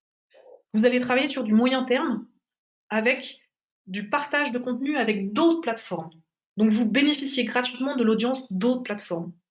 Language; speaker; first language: French; native; French